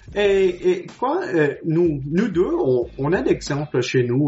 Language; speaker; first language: French; non-native, learner; Portuguese